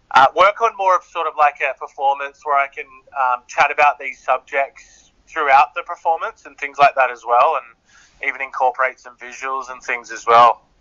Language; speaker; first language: English; native; English